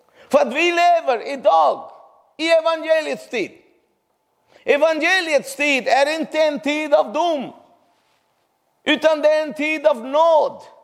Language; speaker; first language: Swedish; non-native, fluent; Urdu